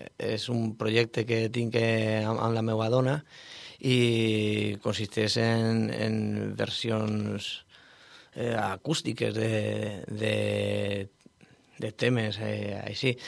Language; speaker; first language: Catalan; non-native, learner; Spanish